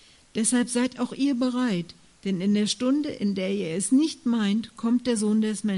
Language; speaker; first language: German; native; German